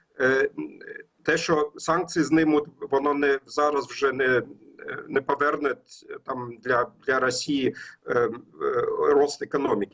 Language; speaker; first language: Ukrainian; non-native, learner; German